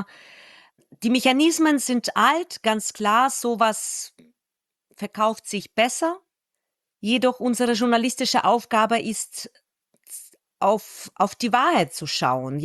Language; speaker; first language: German; non-native, fluent; Russian